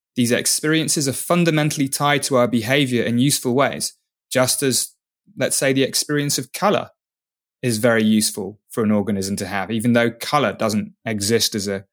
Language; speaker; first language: English; native; English